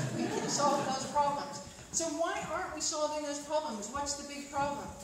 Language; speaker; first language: English; native; English